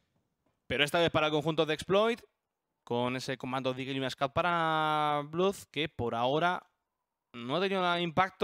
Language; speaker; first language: Spanish; native; Spanish